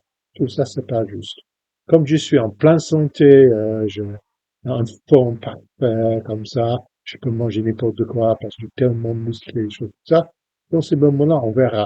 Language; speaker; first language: French; non-native, fluent; English